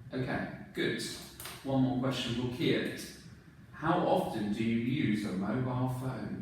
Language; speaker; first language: English; non-native, fluent; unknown